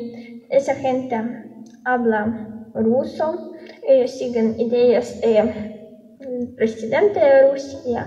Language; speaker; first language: Spanish; non-native, fluent; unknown